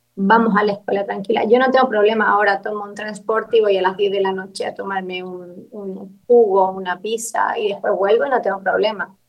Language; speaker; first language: Spanish; native; Spanish